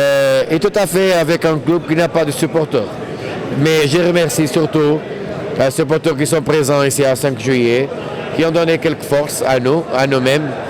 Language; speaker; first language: French; non-native, fluent; Portuguese